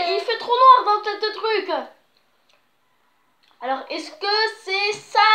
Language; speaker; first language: French; native; French